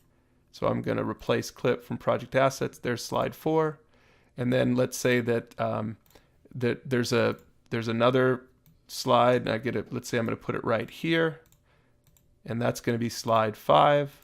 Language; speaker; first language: English; native; English